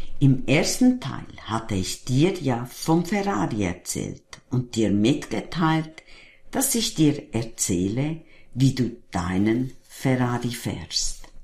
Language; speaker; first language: German; native; German